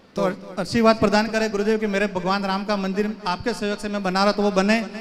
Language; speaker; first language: Hindi; native; Hindi